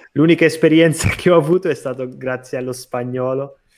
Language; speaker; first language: Italian; non-native, fluent; Portuguese